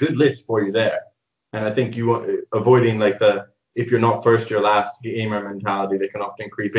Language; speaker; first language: English; native; English